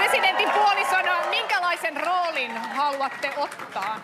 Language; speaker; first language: Finnish; native; Finnish